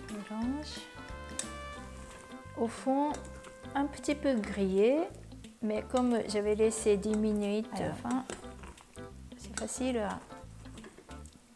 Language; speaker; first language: French; non-native, learner; Japanese